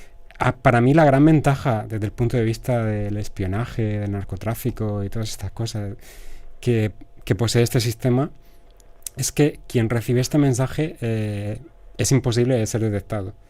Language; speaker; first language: Spanish; native; Spanish